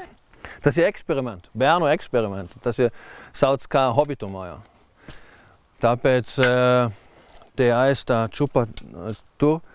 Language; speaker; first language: Latvian; non-native, learner; German